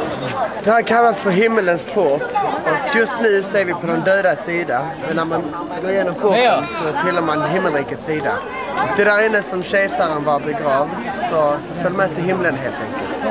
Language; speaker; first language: Swedish; native; Swedish